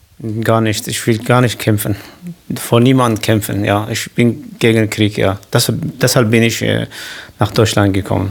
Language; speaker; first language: German; non-native, learner; Kurdish